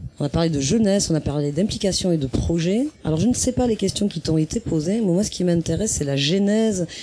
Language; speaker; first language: French; native; French